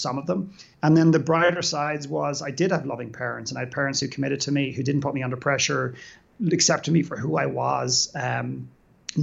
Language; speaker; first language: English; native; English